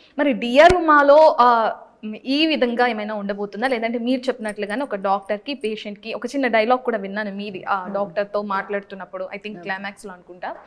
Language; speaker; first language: Telugu; native; Telugu